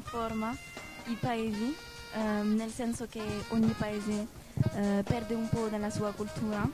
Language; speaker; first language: Italian; non-native, learner; French